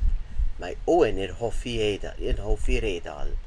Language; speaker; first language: Welsh; non-native, learner; English